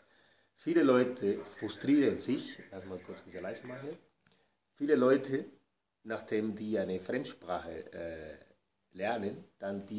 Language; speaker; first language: German; non-native, fluent; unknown